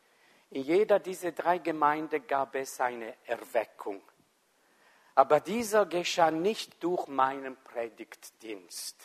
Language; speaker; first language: German; non-native, fluent; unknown